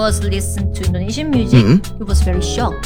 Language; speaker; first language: English; non-native, learner; Korean